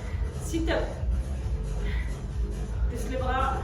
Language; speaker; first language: French; native; French